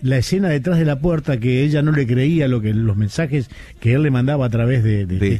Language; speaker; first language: Spanish; native; Spanish